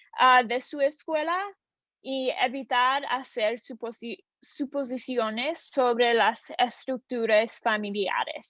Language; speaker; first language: Spanish; non-native, learner; English